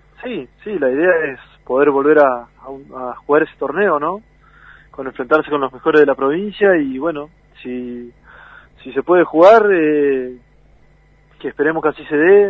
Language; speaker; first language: Spanish; native; Spanish